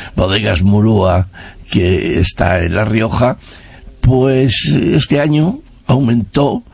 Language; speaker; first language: Spanish; native; Spanish